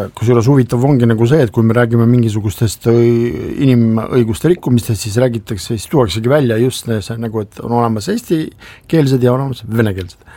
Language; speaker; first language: Estonian; non-native, local second language; Russian